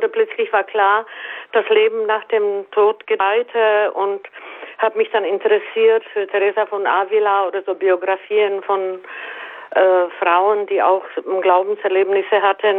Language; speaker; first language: German; native; German